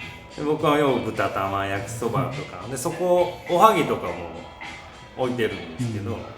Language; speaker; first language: Japanese; native; Japanese